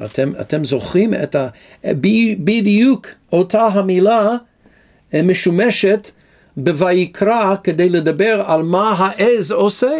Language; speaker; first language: Hebrew; non-native, fluent; English